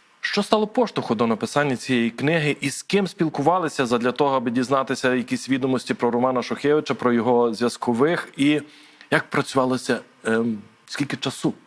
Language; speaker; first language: Ukrainian; native; Ukrainian